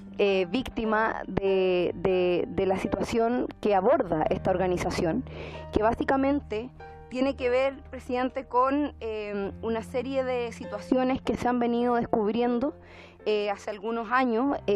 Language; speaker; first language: Spanish; native; Spanish